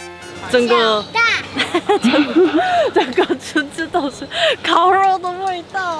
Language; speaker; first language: Chinese; non-native, fluent; Korean